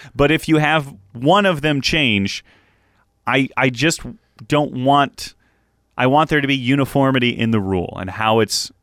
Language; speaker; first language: English; native; English